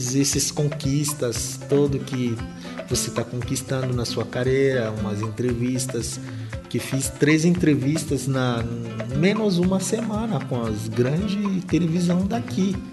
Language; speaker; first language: Portuguese; non-native, fluent; Lingala